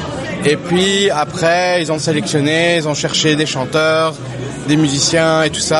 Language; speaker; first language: French; native; French